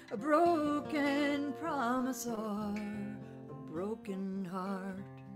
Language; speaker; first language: English; native; English